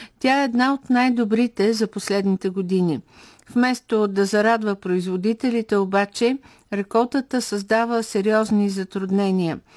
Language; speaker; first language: Bulgarian; native; Bulgarian